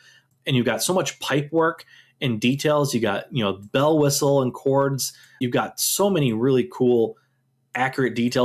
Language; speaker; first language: English; native; English